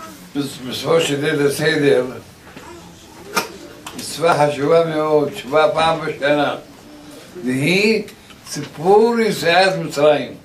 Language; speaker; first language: Hebrew; early bilingual, other home language; Arabic